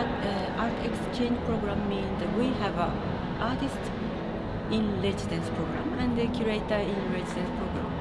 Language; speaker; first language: English; non-native, learner; Japanese